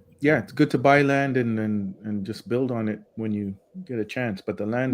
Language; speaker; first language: English; native; English